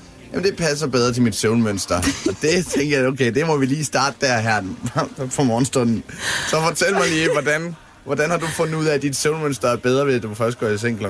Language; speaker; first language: Danish; native; Danish